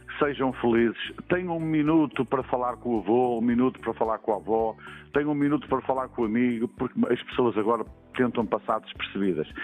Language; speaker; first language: Portuguese; native; Portuguese